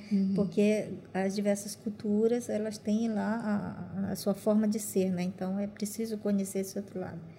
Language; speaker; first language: Portuguese; non-native, local second language; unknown